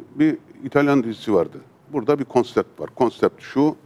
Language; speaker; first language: Turkish; native; Turkish